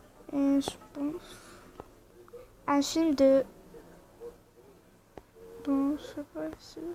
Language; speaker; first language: French; non-native, learner; Arabic